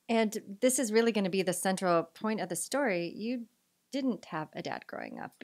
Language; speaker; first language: English; native; English